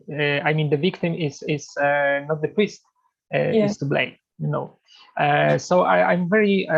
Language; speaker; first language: English; non-native, fluent; Polish